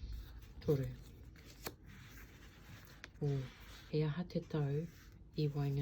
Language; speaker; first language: Māori; non-native, local second language; English